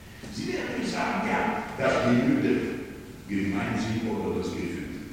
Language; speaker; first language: German; non-native, fluent; Polish